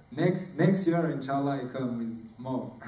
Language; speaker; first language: English; non-native, learner; French